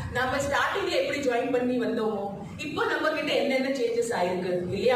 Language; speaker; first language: Tamil; non-native, fluent; Hindi